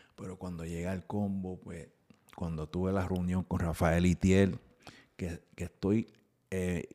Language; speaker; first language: Spanish; early bilingual, heritage; Spanish